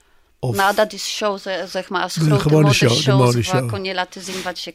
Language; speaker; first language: Dutch; non-native, learner; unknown